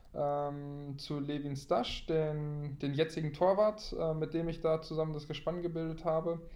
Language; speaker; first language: German; native; German